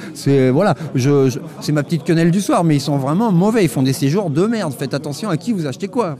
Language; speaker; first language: French; native; French